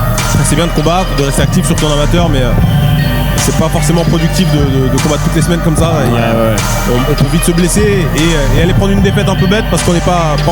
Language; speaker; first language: French; native; French